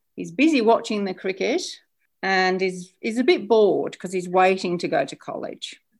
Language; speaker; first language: English; native; English